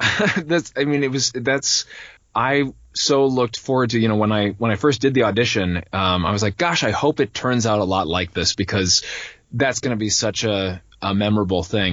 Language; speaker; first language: English; native; English